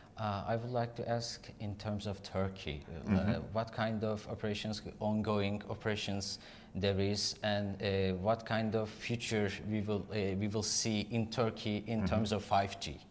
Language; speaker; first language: English; non-native, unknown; Turkish